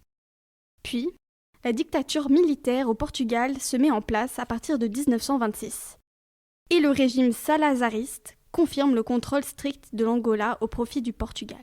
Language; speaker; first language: French; native; French